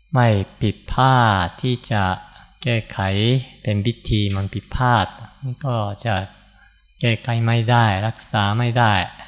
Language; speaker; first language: Thai; non-native, fluent; Japanese